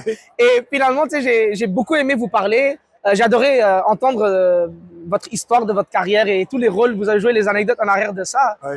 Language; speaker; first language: French; native; French